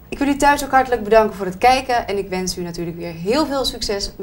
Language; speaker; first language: Dutch; native; Dutch